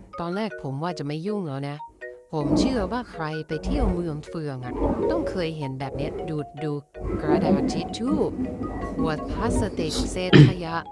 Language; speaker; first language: Thai; native; Thai